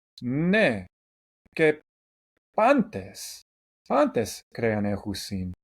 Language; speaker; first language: Greek; non-native, fluent; English